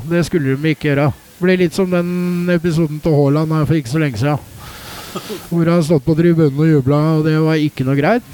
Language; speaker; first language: Norwegian; native; Norwegian